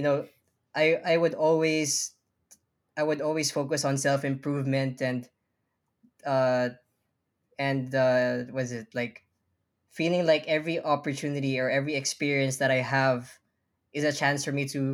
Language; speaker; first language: English; non-native, local second language; Filipino